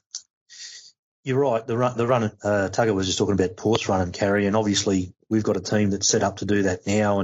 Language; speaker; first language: English; native; English